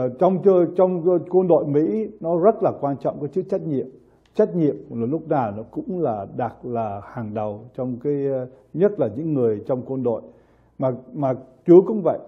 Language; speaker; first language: Vietnamese; early bilingual, heritage; Vietnamese